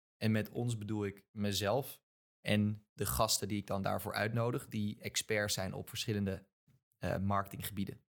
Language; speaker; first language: Dutch; native; Dutch